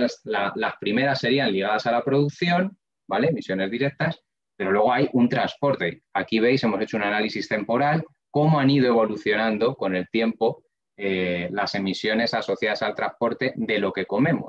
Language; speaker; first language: Spanish; native; Spanish